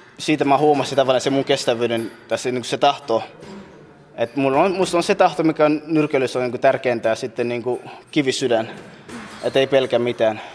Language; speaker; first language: Finnish; non-native, fluent; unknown